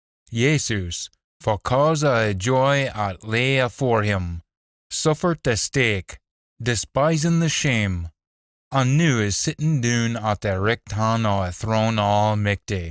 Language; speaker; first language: English; native; English